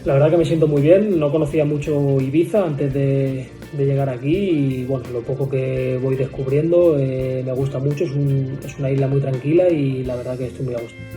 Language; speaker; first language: Spanish; native; Spanish